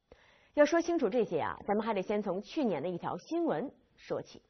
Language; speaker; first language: Chinese; native; Chinese